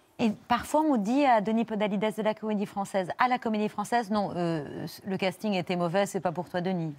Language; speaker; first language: French; native; French